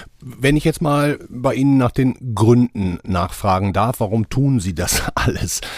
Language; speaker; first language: German; native; German